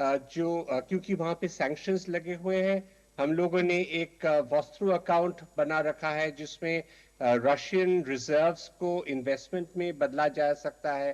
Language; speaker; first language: Hindi; native; Hindi